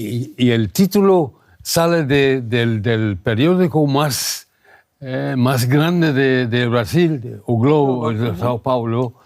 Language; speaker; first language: Spanish; non-native, fluent; German